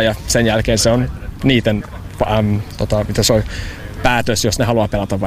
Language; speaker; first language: Finnish; non-native, learner; English